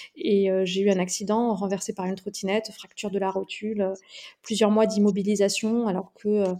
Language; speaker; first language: French; native; French